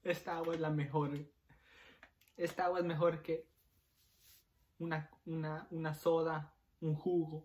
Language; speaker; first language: Spanish; early bilingual, heritage; Spanish